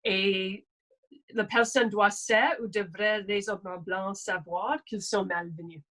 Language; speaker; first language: French; non-native, local second language; English